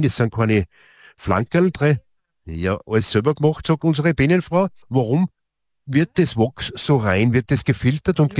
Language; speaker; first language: German; native; German